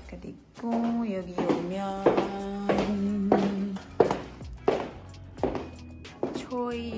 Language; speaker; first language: Korean; non-native, fluent; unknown